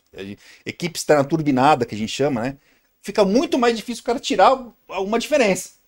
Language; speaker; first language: Portuguese; native; Portuguese